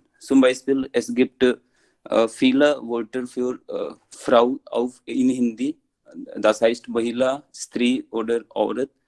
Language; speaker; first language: German; non-native, learner; Hindi